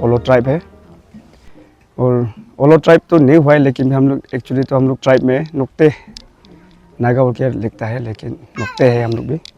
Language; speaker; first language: Hindi; non-native, local second language; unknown